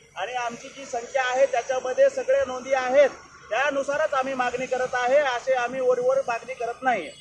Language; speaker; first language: Marathi; non-native, local second language; Lambadi